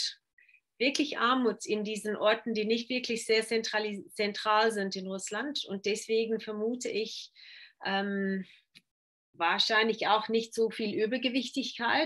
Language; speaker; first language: German; non-native, fluent; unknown